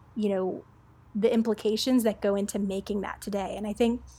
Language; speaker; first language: English; native; English